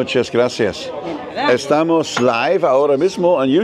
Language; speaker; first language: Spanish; non-native, learner; English